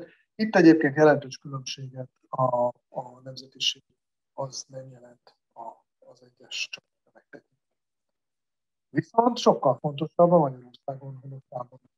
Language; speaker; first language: Hungarian; native; Hungarian